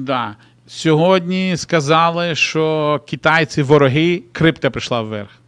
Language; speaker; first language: Ukrainian; non-native, local second language; Russian